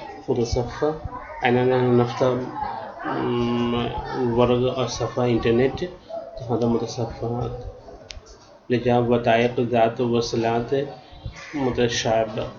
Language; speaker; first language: Arabic; non-native, learner; Urdu